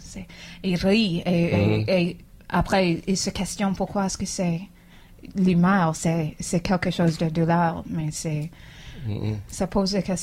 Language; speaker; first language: French; non-native, fluent; English